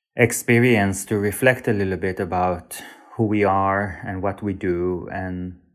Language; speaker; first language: English; non-native, fluent; Hebrew